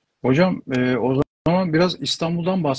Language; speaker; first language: Turkish; native; Turkish